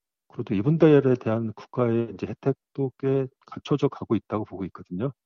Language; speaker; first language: Korean; native; Korean